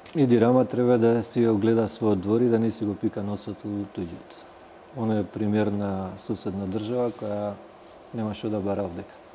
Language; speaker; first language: Macedonian; native; Macedonian